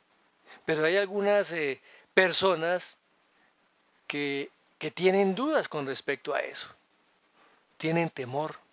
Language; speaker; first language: Spanish; native; Spanish